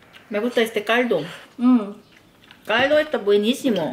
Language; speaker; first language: Spanish; non-native, learner; Korean